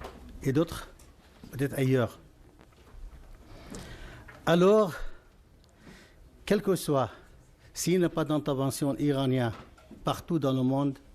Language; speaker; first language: French; non-native, fluent; Arabic